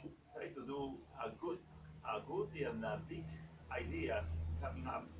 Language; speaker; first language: English; non-native, learner; Spanish